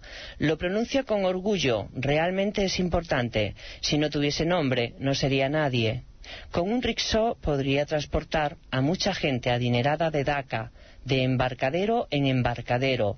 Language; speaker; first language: Spanish; native; Spanish